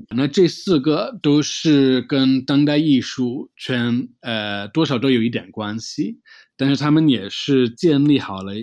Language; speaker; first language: Chinese; non-native, fluent; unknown